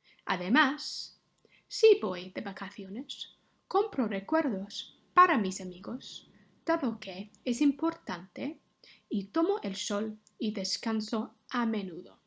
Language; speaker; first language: Spanish; non-native, fluent; English